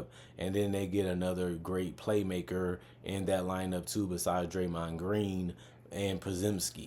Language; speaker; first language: English; native; English